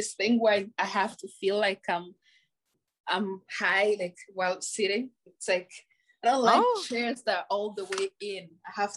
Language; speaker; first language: English; non-native, local second language; Kinyarwanda